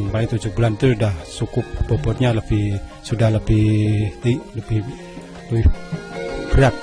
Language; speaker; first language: Indonesian; non-native, local second language; Javanese